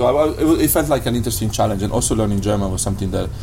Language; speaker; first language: English; non-native, fluent; Italian